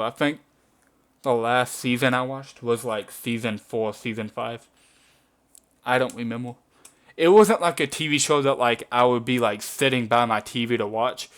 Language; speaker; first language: English; native; English